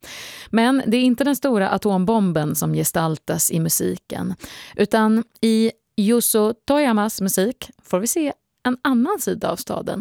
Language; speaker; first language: Swedish; native; Swedish